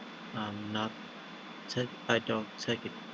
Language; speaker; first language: English; non-native, learner; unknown